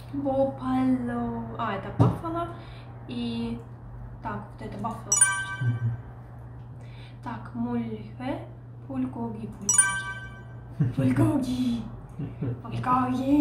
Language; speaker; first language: Russian; native; Russian